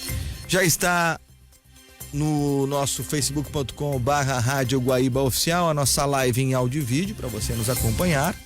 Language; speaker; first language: Portuguese; native; Portuguese